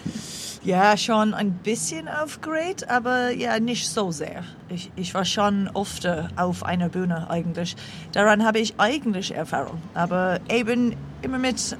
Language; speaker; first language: German; non-native, learner; English